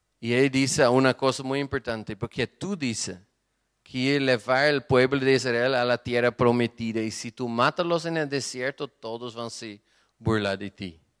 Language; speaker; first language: Spanish; non-native, fluent; Portuguese